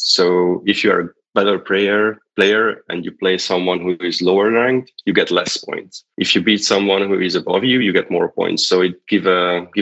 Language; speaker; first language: English; non-native, fluent; Hungarian